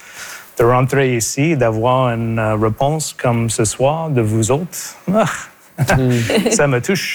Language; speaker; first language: French; non-native, local second language; English